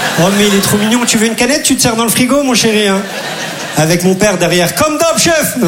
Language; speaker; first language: French; early bilingual, other home language; Turkish